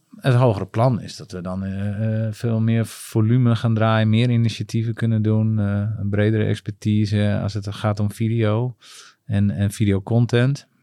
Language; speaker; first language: Dutch; native; Dutch